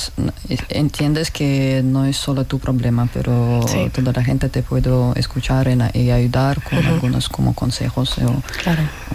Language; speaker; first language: Spanish; non-native, learner; Russian